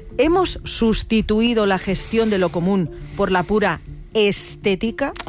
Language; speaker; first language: Spanish; native; Spanish